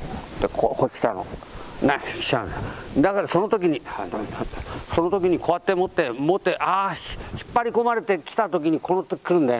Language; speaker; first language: Japanese; native; Japanese